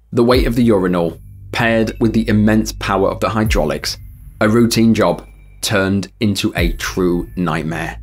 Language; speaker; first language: English; native; English